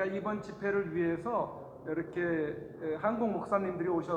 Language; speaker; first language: Korean; native; Korean